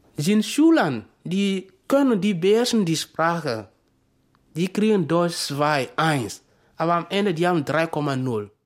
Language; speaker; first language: German; non-native, learner; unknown